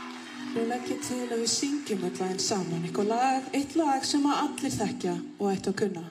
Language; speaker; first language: Icelandic; native; Icelandic